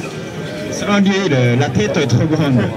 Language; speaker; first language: French; non-native, fluent; Japanese